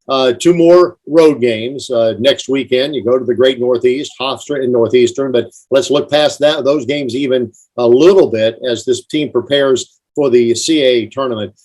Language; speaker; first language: English; native; English